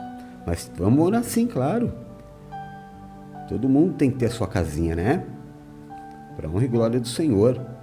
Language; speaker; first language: Portuguese; native; Portuguese